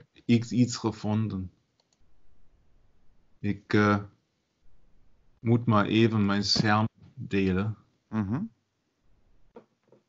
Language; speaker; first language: Dutch; non-native, fluent; German